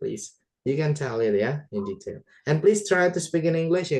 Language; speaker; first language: English; non-native, fluent; Indonesian